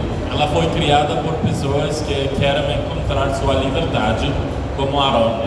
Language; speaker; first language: Portuguese; non-native, learner; Spanish